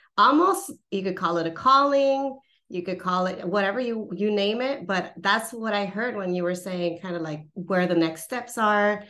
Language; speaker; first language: English; early bilingual, other home language; Spanish